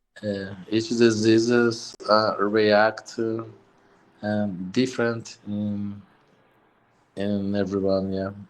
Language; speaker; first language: English; non-native, learner; Portuguese